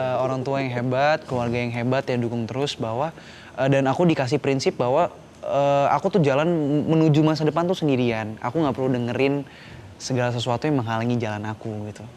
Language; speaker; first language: Indonesian; native; Indonesian